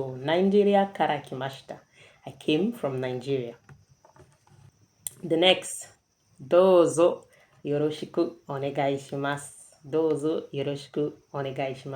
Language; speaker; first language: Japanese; non-native, learner; English